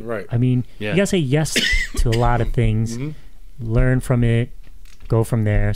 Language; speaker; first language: English; native; English